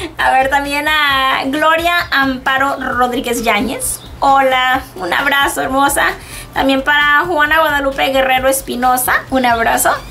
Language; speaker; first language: Spanish; early bilingual, heritage; Spanish